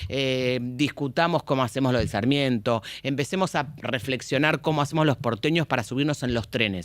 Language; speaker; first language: Spanish; native; Spanish